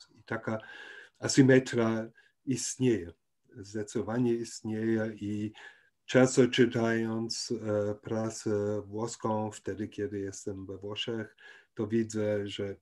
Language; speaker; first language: Polish; non-native, fluent; German